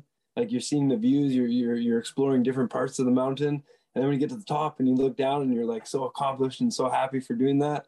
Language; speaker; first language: English; non-native, fluent; French